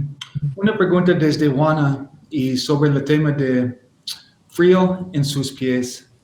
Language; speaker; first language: Spanish; non-native, learner; English